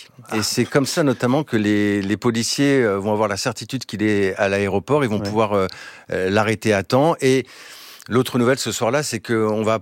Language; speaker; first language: French; native; French